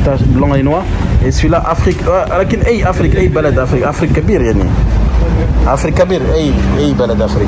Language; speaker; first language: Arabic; non-native, learner; French